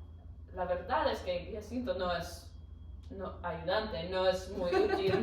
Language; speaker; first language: Spanish; non-native, learner; English